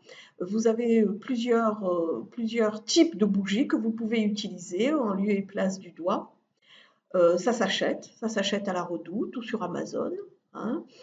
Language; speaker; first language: French; native; French